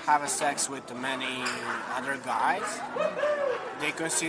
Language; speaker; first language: English; non-native, learner; Serbian